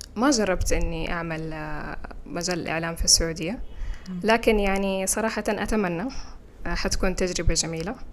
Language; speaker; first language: Arabic; non-native, local second language; Fula